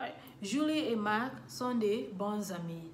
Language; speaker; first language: French; non-native, learner; English